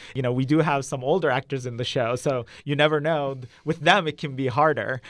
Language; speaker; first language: English; non-native, fluent; Turkish